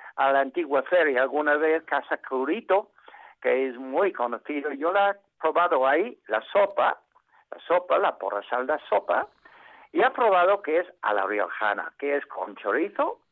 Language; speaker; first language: Spanish; non-native, fluent; English